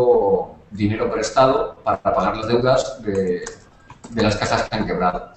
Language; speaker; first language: Spanish; native; Spanish